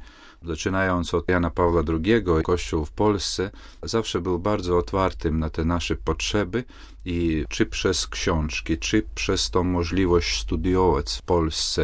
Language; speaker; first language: Polish; non-native, fluent; Latvian